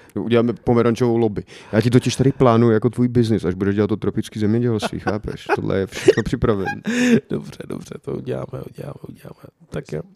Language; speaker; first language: Czech; non-native, fluent; Urdu